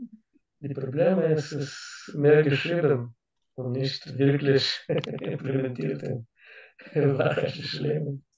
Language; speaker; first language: German; non-native, learner; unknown